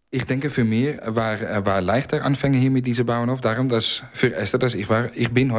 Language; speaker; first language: German; non-native, learner; Dutch